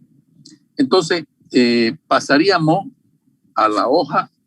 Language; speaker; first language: Spanish; native; Spanish